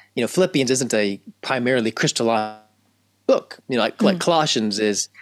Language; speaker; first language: English; native; English